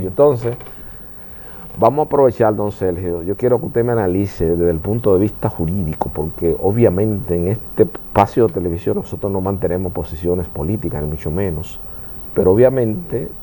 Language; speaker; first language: Spanish; native; Spanish